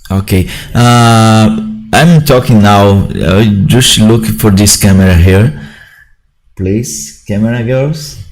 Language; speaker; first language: English; non-native, learner; Portuguese